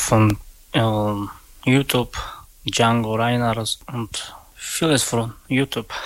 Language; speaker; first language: German; non-native, learner; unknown